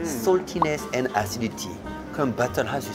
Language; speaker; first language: Korean; non-native, learner; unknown